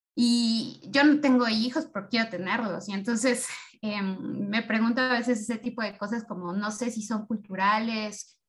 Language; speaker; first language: Spanish; native; Spanish